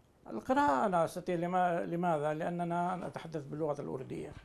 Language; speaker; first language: Arabic; non-native, fluent; Urdu